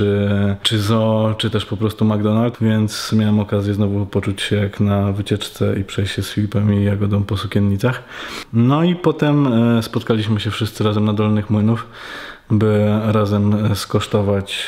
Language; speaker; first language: Polish; native; Polish